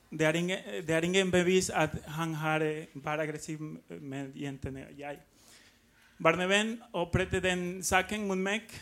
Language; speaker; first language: Norwegian; non-native, learner; Spanish